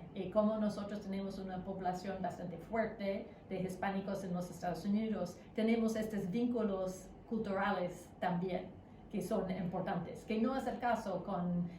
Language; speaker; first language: Spanish; non-native, fluent; English